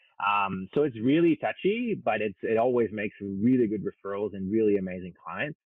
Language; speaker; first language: English; non-native, local second language; French